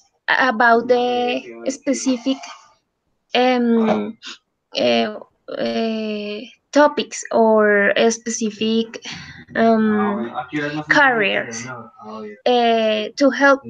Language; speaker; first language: English; non-native, learner; Spanish